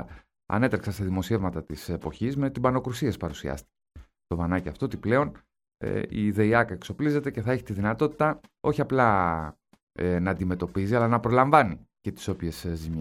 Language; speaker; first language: Greek; native; Greek